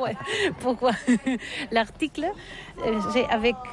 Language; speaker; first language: French; non-native, learner; Catalan